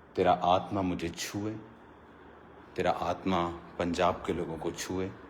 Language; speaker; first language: Hindi; non-native, local second language; Punjabi